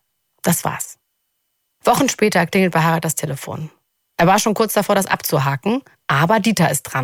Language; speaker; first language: German; native; German